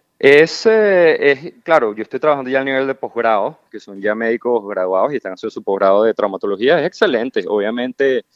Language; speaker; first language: Spanish; native; Spanish